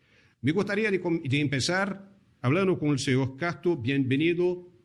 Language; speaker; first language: Spanish; non-native, fluent; Portuguese